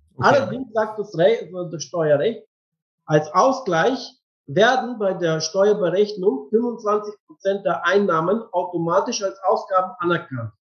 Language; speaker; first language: German; non-native, fluent; Bulgarian